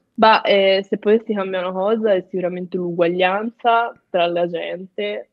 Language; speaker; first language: Italian; native; Italian